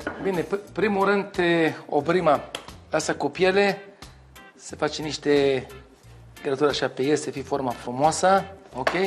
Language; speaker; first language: Romanian; non-native, learner; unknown